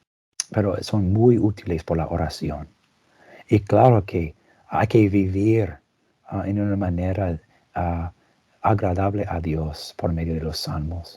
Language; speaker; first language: Spanish; non-native, fluent; English